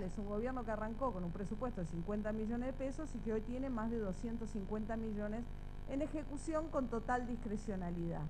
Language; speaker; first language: Spanish; native; Spanish